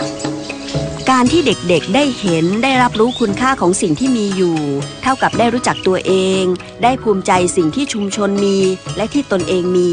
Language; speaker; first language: Thai; native; Thai